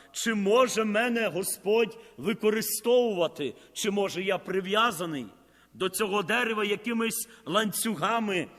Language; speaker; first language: Ukrainian; native; Ukrainian